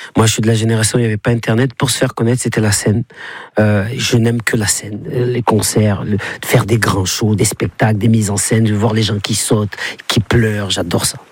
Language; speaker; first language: French; native; French